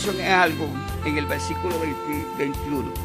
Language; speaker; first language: Spanish; native; Spanish